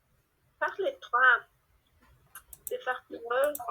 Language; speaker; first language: French; non-native, learner; Spanish